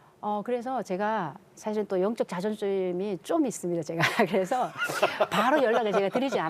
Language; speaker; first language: Korean; native; Korean